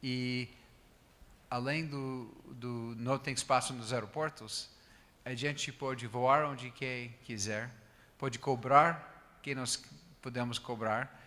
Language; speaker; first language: Portuguese; non-native, fluent; English